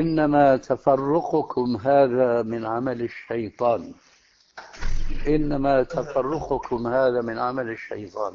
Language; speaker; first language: Arabic; early bilingual, other home language; Albanian